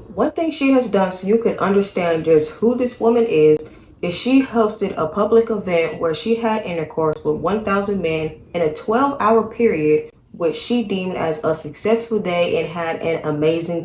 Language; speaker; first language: English; native; English